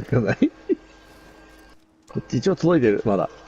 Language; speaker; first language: Japanese; native; Japanese